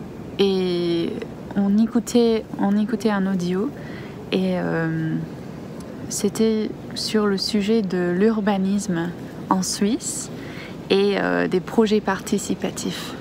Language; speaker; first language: French; non-native, fluent; English